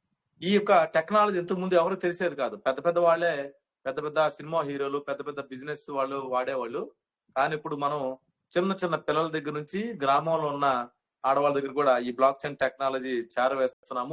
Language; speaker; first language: Telugu; native; Telugu